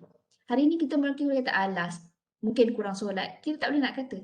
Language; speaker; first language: Malay; native; Malay